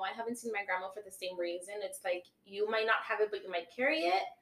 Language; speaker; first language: English; early bilingual, other home language; Spanish